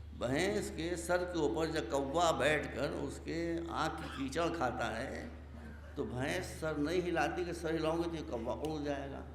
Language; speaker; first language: Urdu; native; Urdu